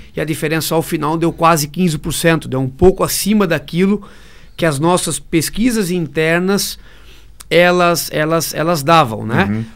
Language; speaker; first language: Portuguese; native; Portuguese